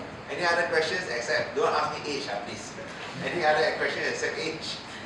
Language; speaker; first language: English; non-native, local second language; Min Nan Chinese